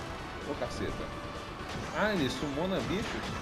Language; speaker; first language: Portuguese; native; Portuguese